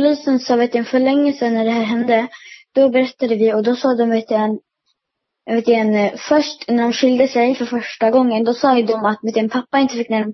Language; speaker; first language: Swedish; early bilingual, other home language; Amharic